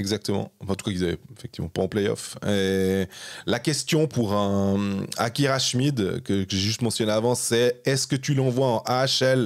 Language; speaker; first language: French; native; French